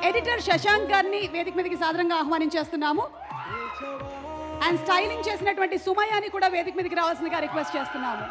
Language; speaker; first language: Telugu; native; Telugu